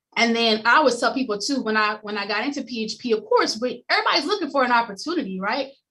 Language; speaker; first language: English; native; English